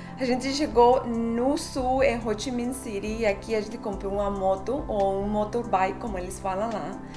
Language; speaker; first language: Portuguese; non-native, fluent; Spanish